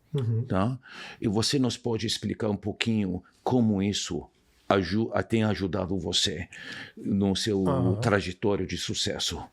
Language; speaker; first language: Portuguese; non-native, fluent; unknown